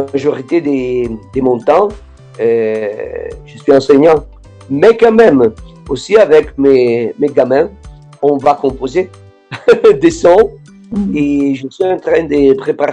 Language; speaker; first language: French; non-native, fluent; Italian